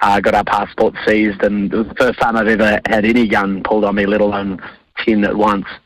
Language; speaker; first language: English; native; English